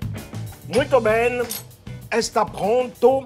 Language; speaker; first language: Portuguese; non-native, fluent; French